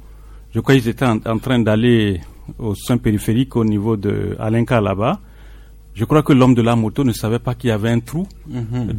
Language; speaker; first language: French; non-native, local second language; Ewe